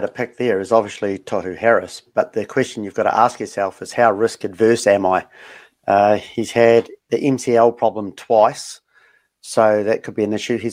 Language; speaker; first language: English; native; English